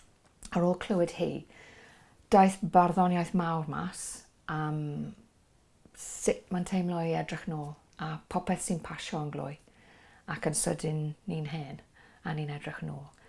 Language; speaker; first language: Welsh; non-native, local second language; English